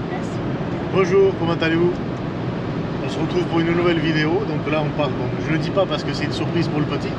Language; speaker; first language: French; native; French